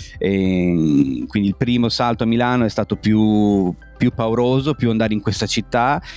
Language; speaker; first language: Italian; native; Italian